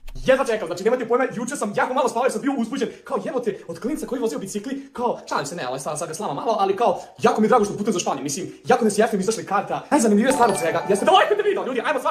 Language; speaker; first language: Croatian; native; Croatian